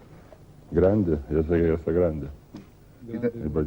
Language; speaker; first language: Spanish; non-native, learner; Lithuanian